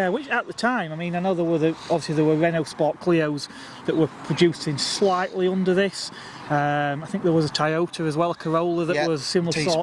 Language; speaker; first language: English; native; English